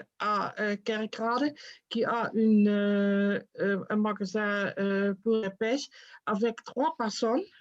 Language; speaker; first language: French; non-native, fluent; Dutch